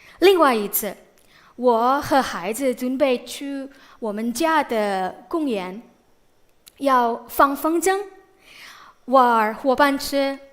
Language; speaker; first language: Chinese; non-native, fluent; Indonesian